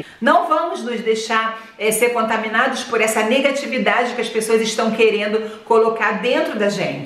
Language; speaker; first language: Portuguese; native; Portuguese